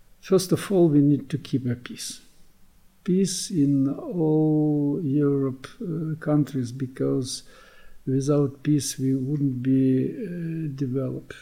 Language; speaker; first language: English; non-native, learner; Ukrainian